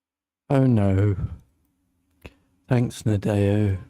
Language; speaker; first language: English; native; English